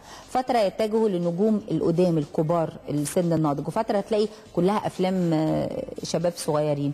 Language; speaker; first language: Arabic; native; Arabic